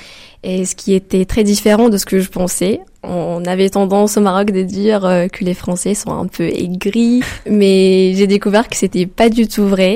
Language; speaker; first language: French; non-native, local second language; Arabic